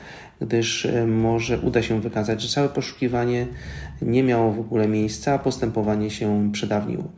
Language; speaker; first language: Polish; native; Polish